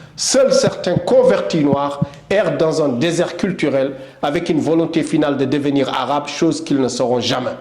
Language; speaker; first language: French; non-native, local second language; Wolof